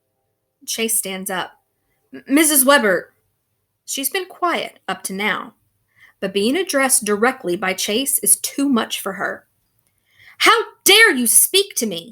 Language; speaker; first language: English; native; English